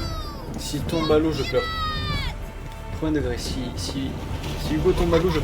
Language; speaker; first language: French; native; French